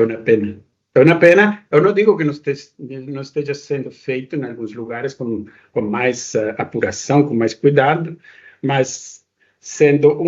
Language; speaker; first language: Portuguese; non-native, fluent; Spanish